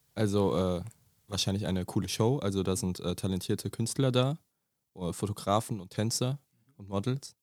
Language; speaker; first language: German; native; German